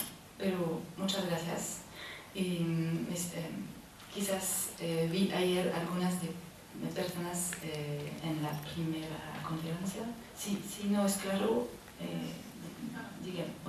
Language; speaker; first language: Spanish; non-native, learner; French